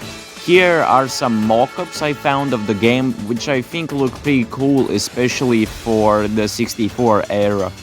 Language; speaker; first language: English; non-native, fluent; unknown